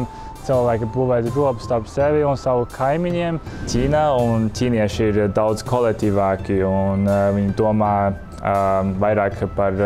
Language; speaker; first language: Latvian; early bilingual, other home language; Chinese